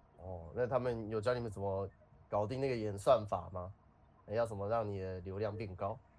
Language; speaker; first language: Chinese; native; Chinese